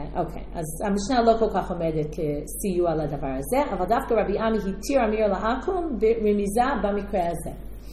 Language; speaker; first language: Hebrew; non-native, fluent; English